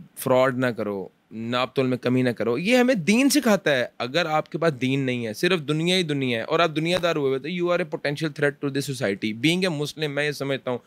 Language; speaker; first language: Urdu; early bilingual, heritage; Urdu